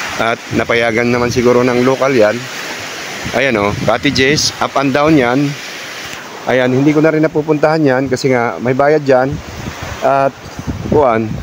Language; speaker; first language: Filipino; non-native, local second language; Cebuano